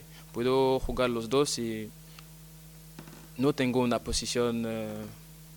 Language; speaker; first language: Spanish; non-native, learner; French